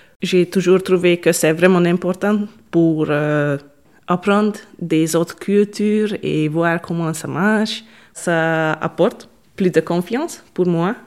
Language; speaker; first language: French; non-native, learner; Hungarian